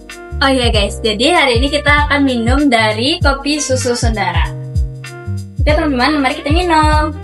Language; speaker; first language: Indonesian; native; Indonesian